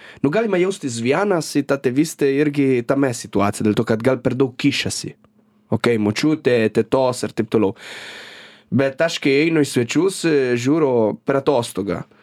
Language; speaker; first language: Lithuanian; non-native, fluent; Italian